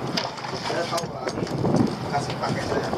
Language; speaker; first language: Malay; non-native, local second language; Chinese